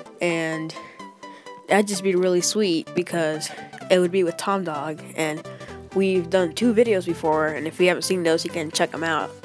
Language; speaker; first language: English; native; English